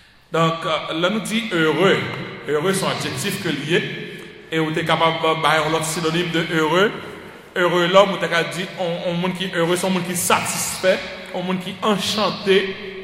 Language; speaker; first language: French; native; French